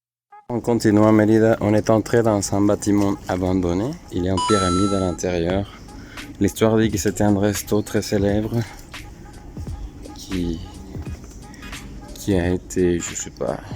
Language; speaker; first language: French; non-native, fluent; Spanish